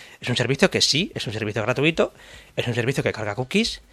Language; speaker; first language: Spanish; native; Spanish